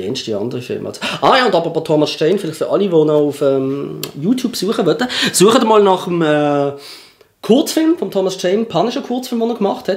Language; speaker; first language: German; native; German